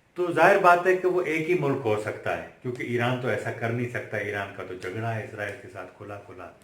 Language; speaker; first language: Urdu; non-native, local second language; Sindhi